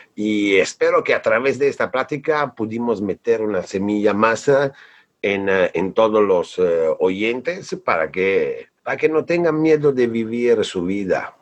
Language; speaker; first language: Spanish; non-native, fluent; Italian